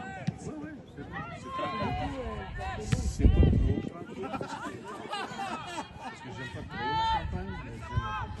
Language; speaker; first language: French; non-native, fluent; English